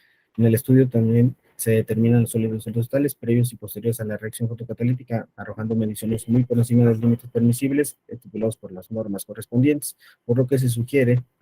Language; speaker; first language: Spanish; native; Spanish